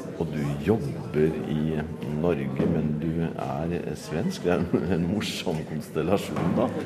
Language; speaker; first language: Norwegian; native; Norwegian